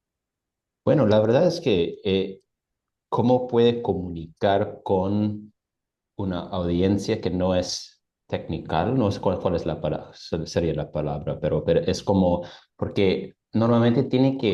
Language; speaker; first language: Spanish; non-native, fluent; English